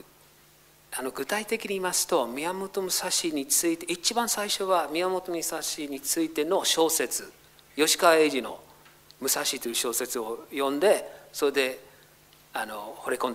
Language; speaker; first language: Japanese; non-native, fluent; English